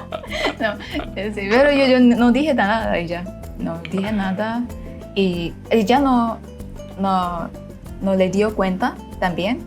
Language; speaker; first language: Spanish; non-native, fluent; Thai